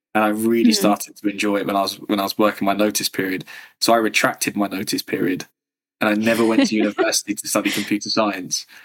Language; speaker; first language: English; native; English